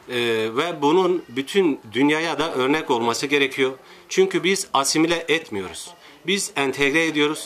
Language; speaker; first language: Turkish; native; Turkish